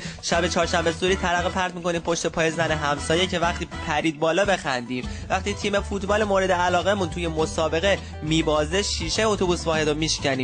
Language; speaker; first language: Persian; native; Persian